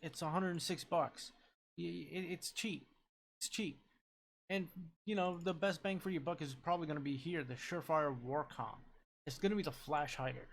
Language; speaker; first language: English; native; English